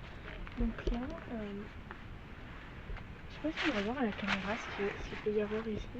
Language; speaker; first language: French; native; French